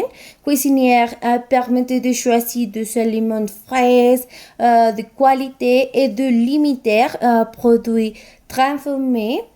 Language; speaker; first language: French; non-native, learner; Spanish